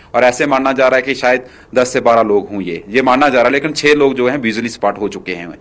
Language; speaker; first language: Hindi; native; Hindi